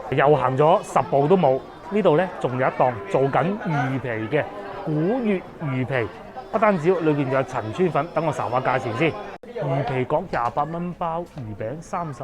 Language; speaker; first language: Cantonese; native; Cantonese